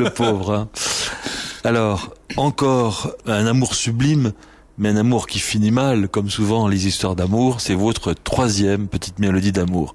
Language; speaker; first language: French; native; French